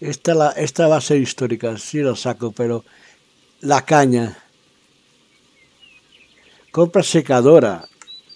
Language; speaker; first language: Spanish; native; Spanish